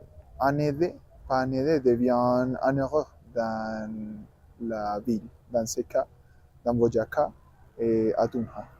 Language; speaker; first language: French; non-native, learner; Spanish